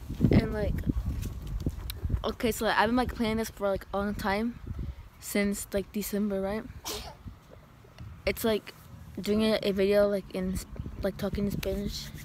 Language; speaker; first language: English; early bilingual, other home language; Spanish